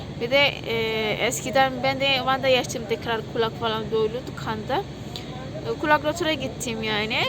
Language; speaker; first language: Turkish; non-native, learner; Indonesian